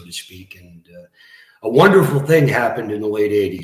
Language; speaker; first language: English; native; English